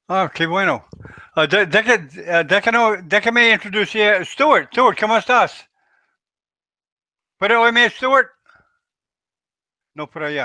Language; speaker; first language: Spanish; non-native, learner; English